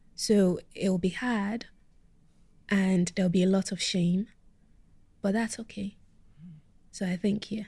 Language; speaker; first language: English; non-native, local second language; Yoruba